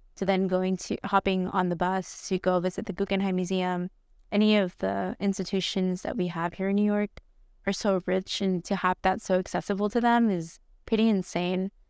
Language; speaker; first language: English; early bilingual, other home language; Spanish